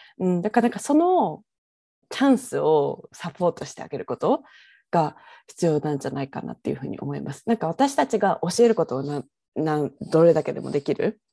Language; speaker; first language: Japanese; native; Japanese